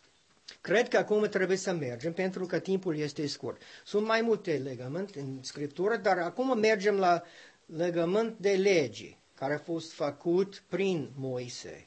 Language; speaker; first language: Romanian; non-native, learner; English